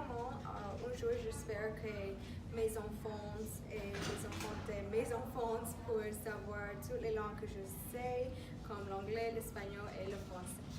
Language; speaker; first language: French; non-native, learner; English